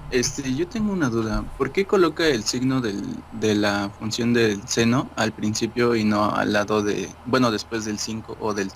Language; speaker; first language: Spanish; native; Spanish